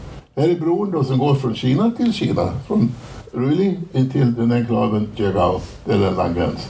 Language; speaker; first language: Swedish; native; Swedish